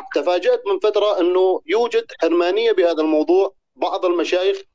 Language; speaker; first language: Arabic; native; Arabic